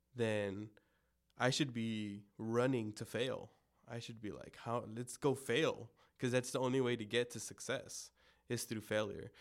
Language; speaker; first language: English; early bilingual, other home language; Spanish